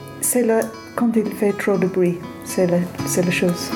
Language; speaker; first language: French; non-native, learner; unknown